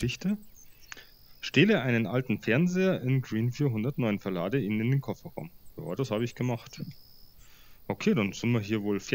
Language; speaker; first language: German; native; German